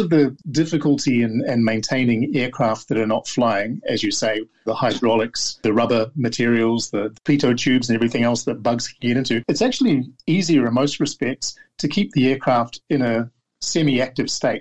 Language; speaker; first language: English; native; English